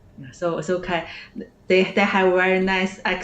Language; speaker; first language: English; non-native, learner; Chinese